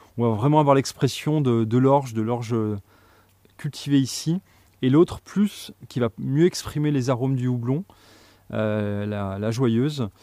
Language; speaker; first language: French; native; French